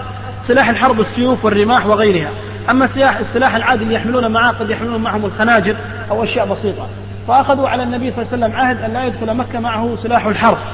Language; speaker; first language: Arabic; native; Arabic